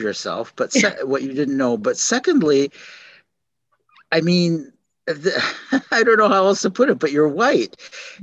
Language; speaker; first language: English; native; English